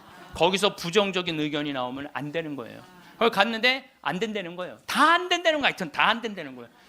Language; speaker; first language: Korean; native; Korean